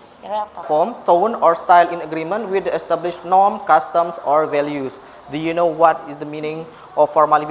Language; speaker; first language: English; non-native, fluent; Indonesian